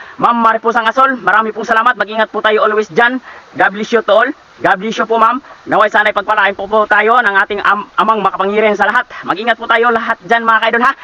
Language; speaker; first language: Filipino; non-native, local second language; Cebuano